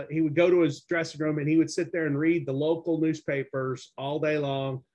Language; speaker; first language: English; native; English